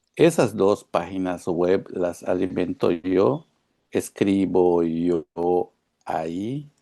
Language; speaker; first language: Spanish; non-native, local second language; Yucateco